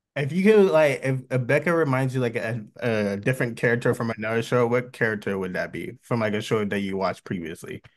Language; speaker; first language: English; native; English